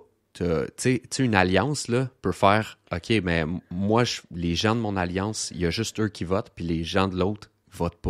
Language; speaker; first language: French; native; French